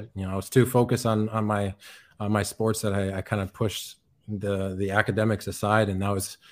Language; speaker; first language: English; native; English